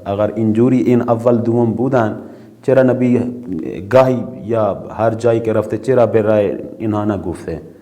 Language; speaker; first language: Persian; non-native, fluent; Urdu